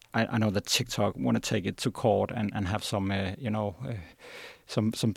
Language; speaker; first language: English; non-native, fluent; Danish